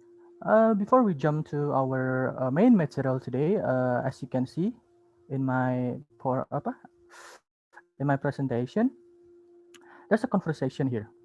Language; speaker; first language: English; non-native, learner; Indonesian